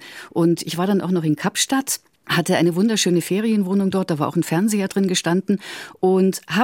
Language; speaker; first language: German; native; German